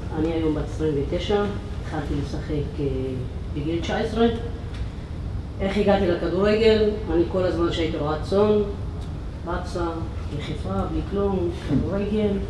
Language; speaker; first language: Hebrew; non-native, local second language; Arabic